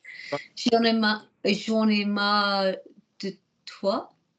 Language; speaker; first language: French; non-native, learner; English